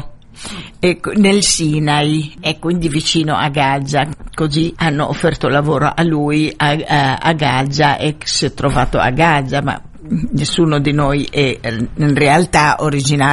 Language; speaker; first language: Italian; non-native, fluent; Arabic